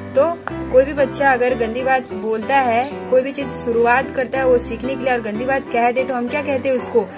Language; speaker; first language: Hindi; native; Hindi